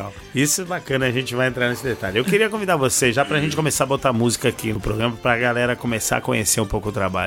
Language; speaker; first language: Portuguese; native; Portuguese